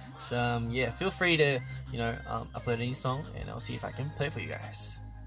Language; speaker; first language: English; early bilingual, other home language; Korean